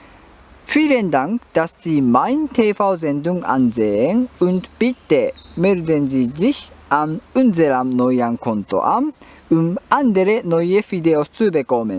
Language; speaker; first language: German; non-native, learner; Japanese